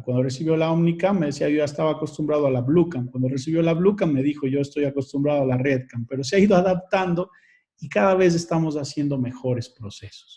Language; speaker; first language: Spanish; native; Spanish